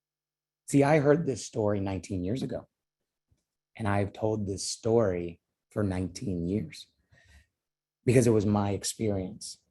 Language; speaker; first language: English; native; English